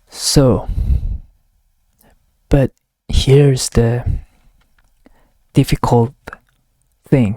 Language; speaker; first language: English; non-native, learner; Korean